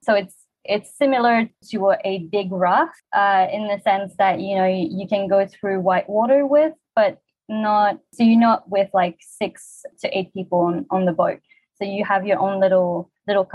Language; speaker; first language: English; non-native, fluent; French